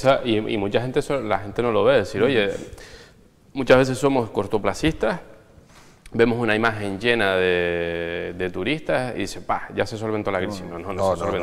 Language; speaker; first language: Spanish; native; Spanish